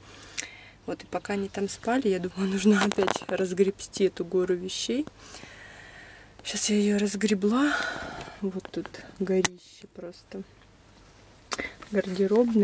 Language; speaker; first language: Russian; native; Russian